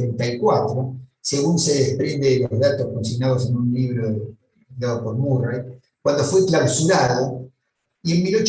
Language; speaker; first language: Spanish; native; Spanish